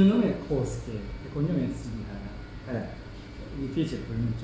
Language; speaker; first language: Italian; non-native, learner; Japanese